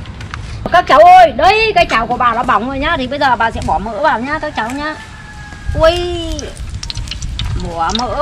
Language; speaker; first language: Vietnamese; native; Vietnamese